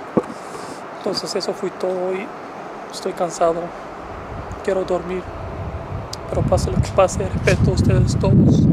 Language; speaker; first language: Spanish; non-native, learner; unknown